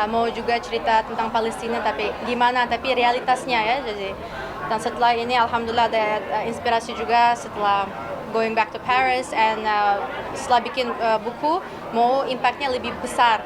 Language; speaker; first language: Indonesian; non-native, learner; Uyghur